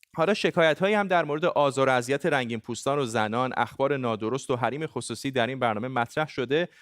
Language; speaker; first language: Persian; non-native, local second language; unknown